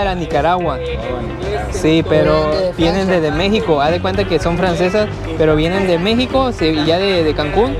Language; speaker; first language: Spanish; native; Spanish